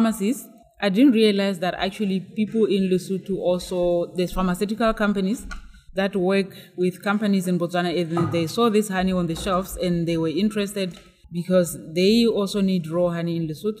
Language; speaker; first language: English; non-native, local second language; Tswana